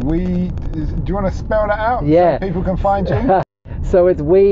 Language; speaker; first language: English; native; English